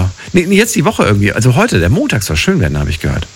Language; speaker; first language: German; native; German